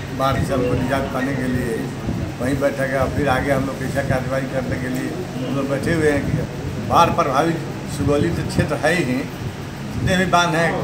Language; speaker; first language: Hindi; native; Hindi